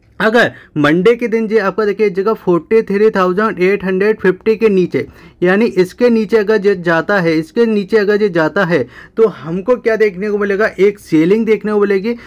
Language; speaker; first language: Hindi; native; Hindi